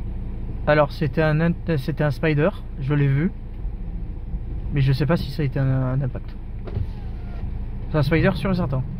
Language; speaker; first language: French; native; French